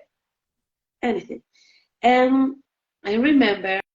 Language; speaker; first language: English; non-native, learner; Spanish